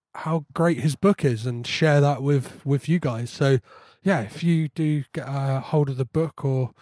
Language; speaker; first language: English; native; English